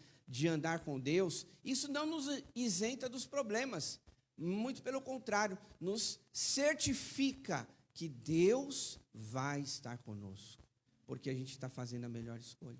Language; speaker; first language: Portuguese; native; Portuguese